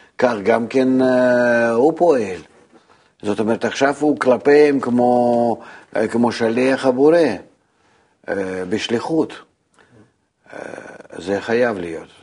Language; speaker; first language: Hebrew; non-native, fluent; Russian